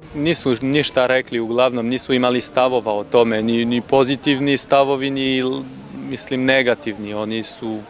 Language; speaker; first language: Serbian; non-native, fluent; French